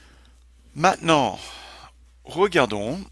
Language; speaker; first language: French; non-native, fluent; English